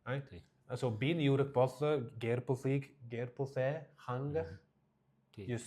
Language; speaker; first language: Mongolian; non-native, learner; English